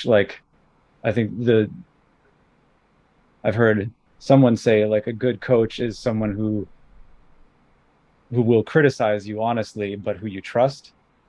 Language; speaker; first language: English; native; English